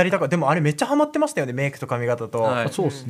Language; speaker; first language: Japanese; native; Japanese